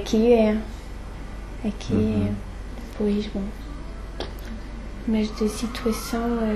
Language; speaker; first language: Portuguese; early bilingual, heritage; French